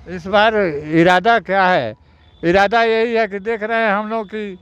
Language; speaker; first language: Hindi; native; Hindi